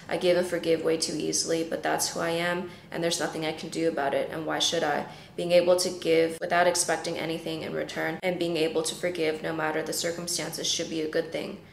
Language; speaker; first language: English; early bilingual, other home language; Chinese